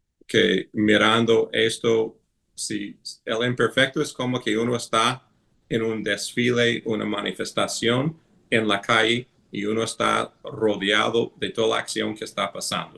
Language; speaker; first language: Spanish; non-native, fluent; English